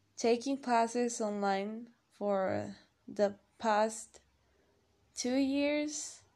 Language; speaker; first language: English; non-native, learner; Spanish